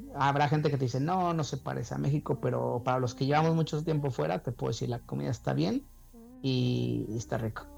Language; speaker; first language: Spanish; native; Spanish